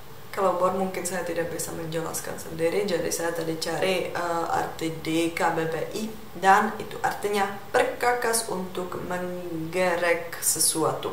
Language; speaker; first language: Indonesian; non-native, fluent; Czech